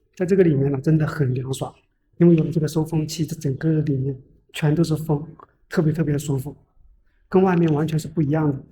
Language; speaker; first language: Chinese; native; Chinese